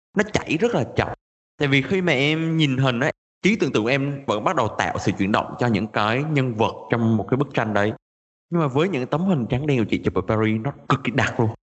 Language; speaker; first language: Vietnamese; native; Vietnamese